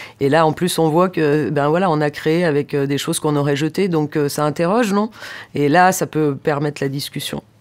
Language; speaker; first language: French; native; French